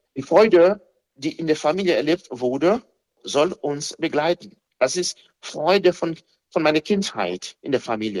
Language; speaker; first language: German; non-native, fluent; Haitian Creole